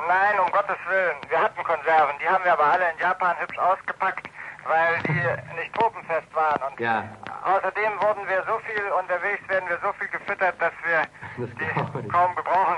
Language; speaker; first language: German; native; German